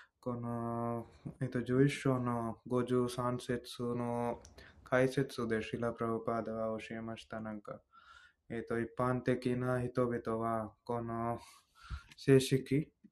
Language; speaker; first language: Japanese; non-native, fluent; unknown